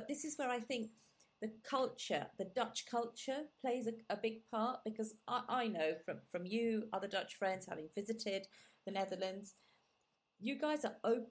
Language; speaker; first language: English; non-native, local second language; Gujarati